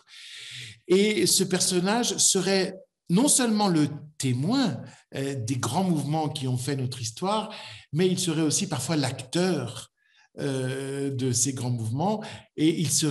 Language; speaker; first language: French; native; French